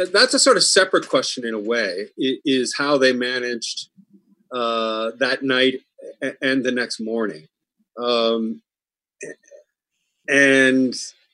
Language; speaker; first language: English; native; English